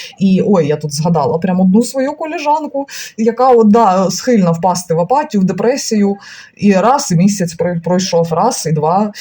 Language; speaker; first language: Ukrainian; non-native, local second language; Russian